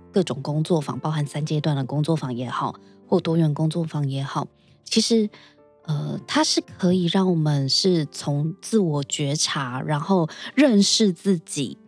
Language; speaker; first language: Chinese; native; Chinese